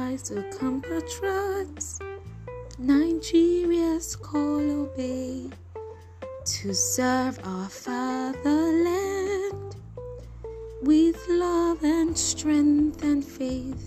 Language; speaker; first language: English; non-native, local second language; Yoruba